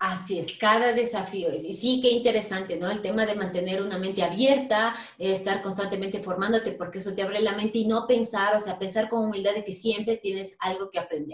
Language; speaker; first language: Spanish; native; Spanish